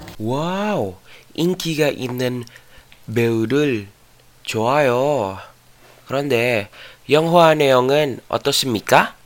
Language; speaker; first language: Korean; non-native, learner; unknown